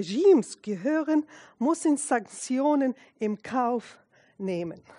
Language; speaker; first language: German; non-native, fluent; Arabic